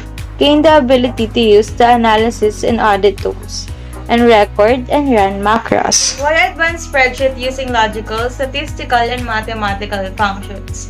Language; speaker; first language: English; non-native, local second language; Filipino